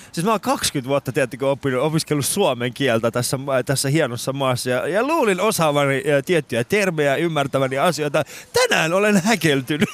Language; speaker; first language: Finnish; non-native, fluent; Persian